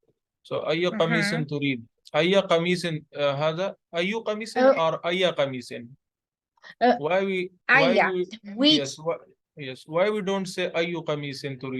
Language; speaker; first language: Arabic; non-native, fluent; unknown